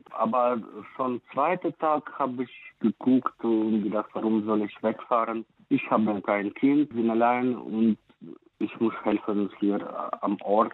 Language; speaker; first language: German; non-native, fluent; Ukrainian